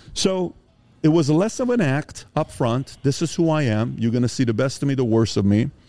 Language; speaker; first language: English; early bilingual, other home language; Persian